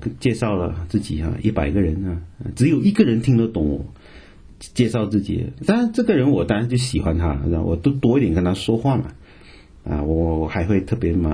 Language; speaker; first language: Chinese; native; Chinese